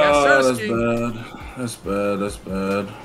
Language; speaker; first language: English; native; English